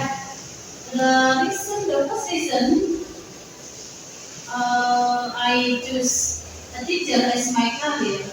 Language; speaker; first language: English; non-native, learner; Indonesian